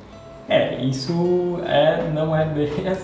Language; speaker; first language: Portuguese; native; Portuguese